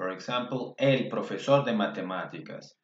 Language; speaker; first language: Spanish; non-native, fluent; English